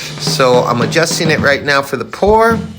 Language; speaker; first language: English; native; English